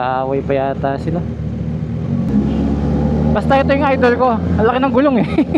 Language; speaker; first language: Filipino; native; Filipino